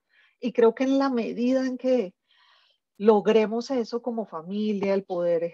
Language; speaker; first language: Spanish; native; Spanish